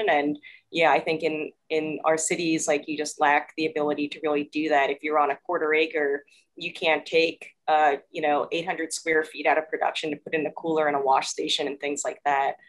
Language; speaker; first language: English; early bilingual, other home language; Korean